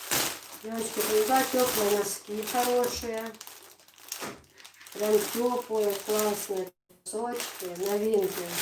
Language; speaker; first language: Russian; non-native, local second language; Chechen